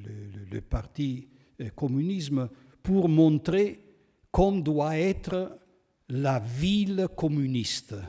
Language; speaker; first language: French; non-native, fluent; Italian